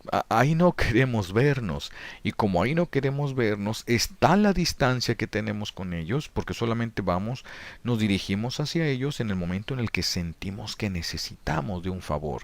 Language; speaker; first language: Spanish; native; Spanish